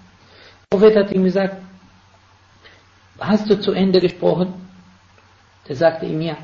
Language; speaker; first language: German; non-native, fluent; Arabic